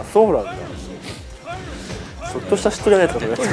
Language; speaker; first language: Japanese; native; Japanese